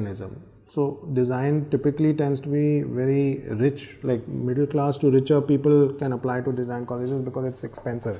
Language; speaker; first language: English; non-native, local second language; Hindi